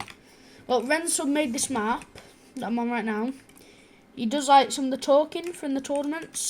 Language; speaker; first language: English; native; English